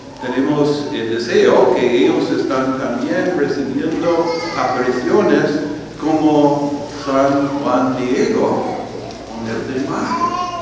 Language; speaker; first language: Spanish; non-native, fluent; English